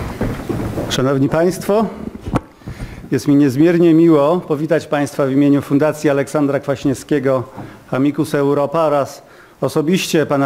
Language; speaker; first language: Polish; native; Polish